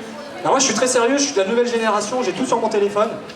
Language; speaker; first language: French; native; French